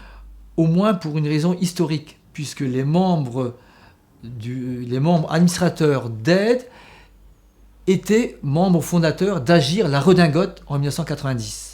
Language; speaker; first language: French; native; French